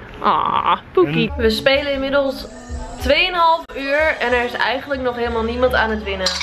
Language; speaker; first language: Dutch; native; Dutch